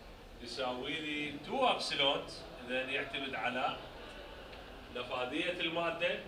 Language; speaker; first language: Arabic; native; Arabic